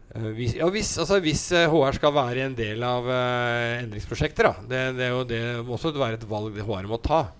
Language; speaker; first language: Norwegian; native; Norwegian